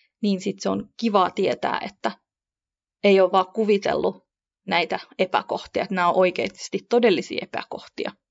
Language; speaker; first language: Finnish; early bilingual, other home language; Kurdish